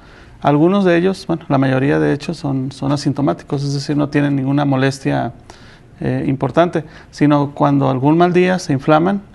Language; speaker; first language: Spanish; native; Spanish